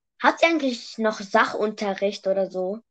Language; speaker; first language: German; early bilingual, other home language; Vietnamese